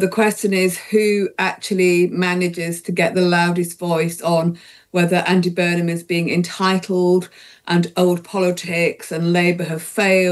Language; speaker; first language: English; native; English